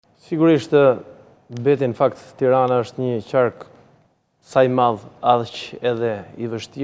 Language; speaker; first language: Albanian; native; Albanian